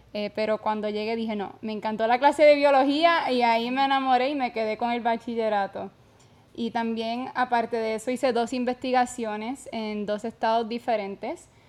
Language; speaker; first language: Spanish; native; Spanish